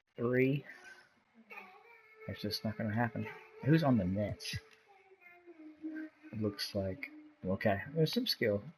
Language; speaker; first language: English; native; English